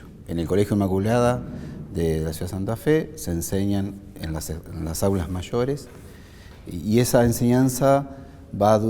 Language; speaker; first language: Spanish; native; Spanish